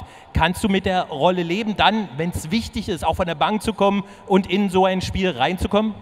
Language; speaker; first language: German; native; German